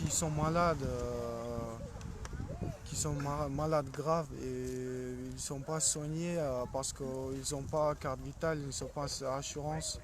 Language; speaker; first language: French; non-native, learner; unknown